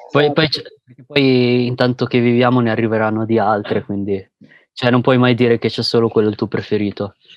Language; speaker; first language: Italian; early bilingual, other home language; Filipino